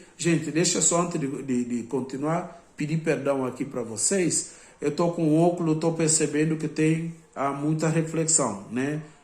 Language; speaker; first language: Portuguese; non-native, local second language; Upper Guinea Crioulo